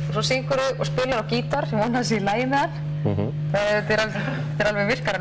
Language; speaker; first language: Icelandic; native; Icelandic